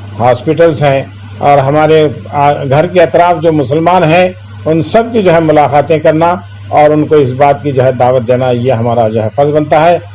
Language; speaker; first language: Urdu; native; Urdu